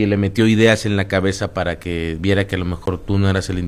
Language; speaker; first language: Spanish; native; Spanish